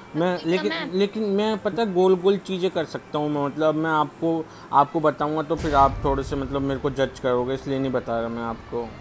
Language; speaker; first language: Hindi; native; Hindi